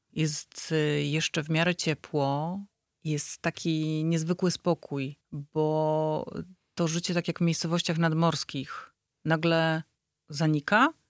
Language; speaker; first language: Polish; native; Polish